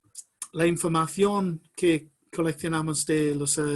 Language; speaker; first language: Spanish; non-native, fluent; English